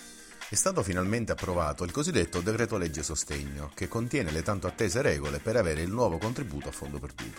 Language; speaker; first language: Italian; native; Italian